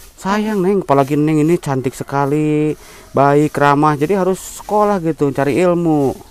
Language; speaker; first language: Indonesian; non-native, local second language; Sundanese